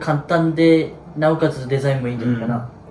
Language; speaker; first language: Japanese; native; Japanese